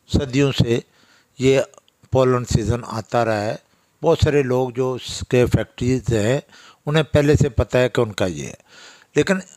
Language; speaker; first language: Urdu; non-native, local second language; Pahari-Potwari